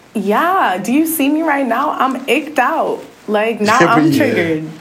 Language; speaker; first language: English; native; English